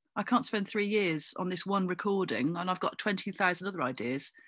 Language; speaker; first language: English; native; English